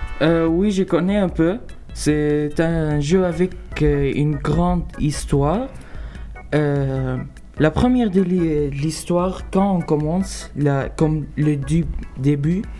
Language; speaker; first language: French; non-native, local second language; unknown